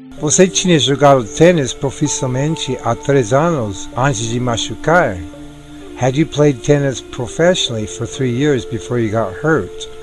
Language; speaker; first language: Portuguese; non-native, fluent; English